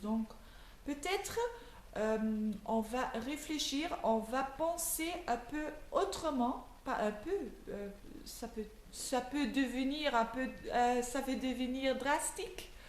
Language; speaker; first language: French; non-native, learner; Dutch